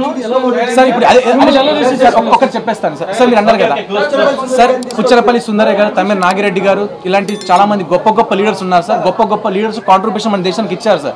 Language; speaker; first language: Telugu; native; Telugu